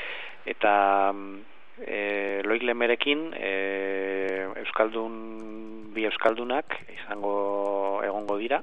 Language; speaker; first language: Basque; non-native, learner; Spanish